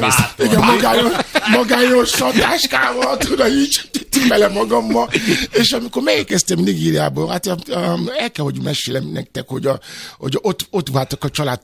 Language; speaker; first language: Hungarian; non-native, learner; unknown